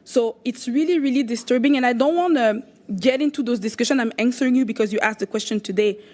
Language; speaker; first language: English; non-native, local second language; French